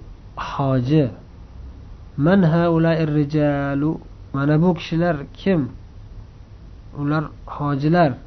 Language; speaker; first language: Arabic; non-native, fluent; Uzbek